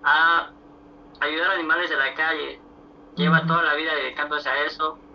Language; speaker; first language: Spanish; native; Spanish